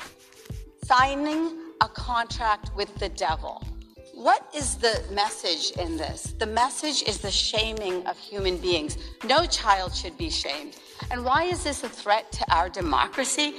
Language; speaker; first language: English; early bilingual, other home language; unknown